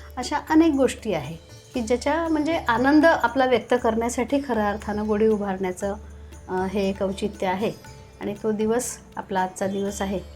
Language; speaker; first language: Marathi; native; Marathi